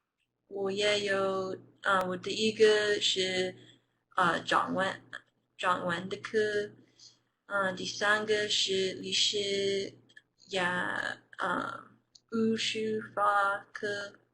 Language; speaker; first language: Chinese; non-native, learner; English